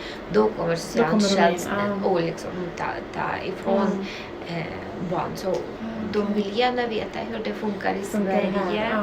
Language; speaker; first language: Swedish; non-native, local second language; Russian